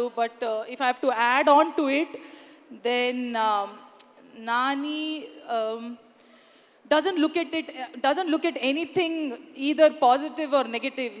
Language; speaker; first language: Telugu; non-native, learner; Kannada